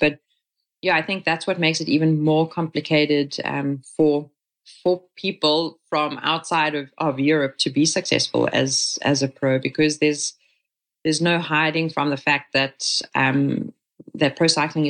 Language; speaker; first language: English; native; English